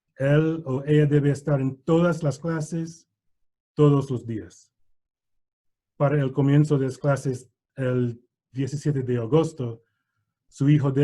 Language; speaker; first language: Spanish; non-native, learner; English